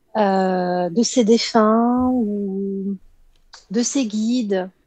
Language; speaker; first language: French; native; French